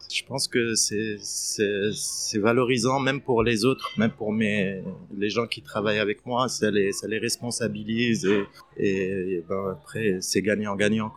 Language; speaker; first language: French; non-native, fluent; Arabic